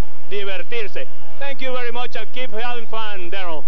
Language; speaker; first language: English; non-native, fluent; Spanish